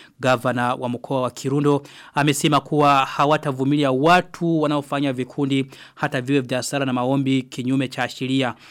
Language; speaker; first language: Swahili; non-native, local second language; Rundi